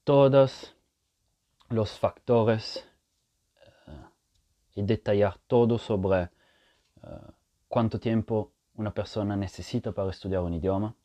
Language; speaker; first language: Spanish; non-native, fluent; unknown